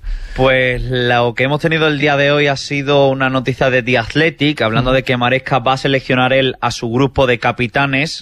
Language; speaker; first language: Spanish; native; Spanish